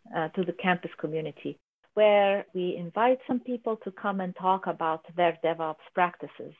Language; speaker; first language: English; non-native, fluent; Arabic